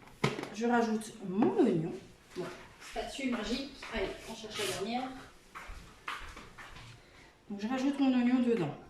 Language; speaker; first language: French; native; French